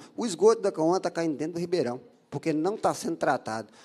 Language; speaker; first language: Portuguese; native; Portuguese